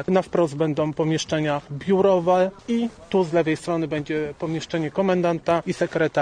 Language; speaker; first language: Polish; native; Polish